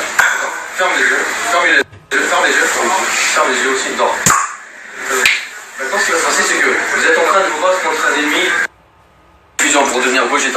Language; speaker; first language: French; native; French